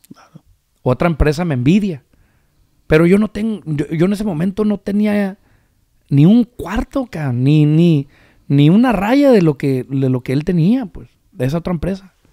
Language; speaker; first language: Spanish; early bilingual, heritage; Spanish